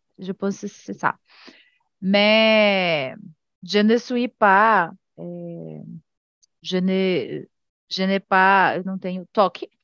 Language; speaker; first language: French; non-native, learner; Portuguese